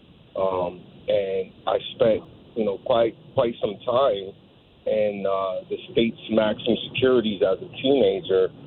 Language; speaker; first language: English; native; English